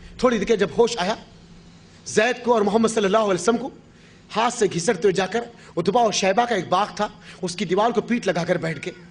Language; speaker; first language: Urdu; native; Urdu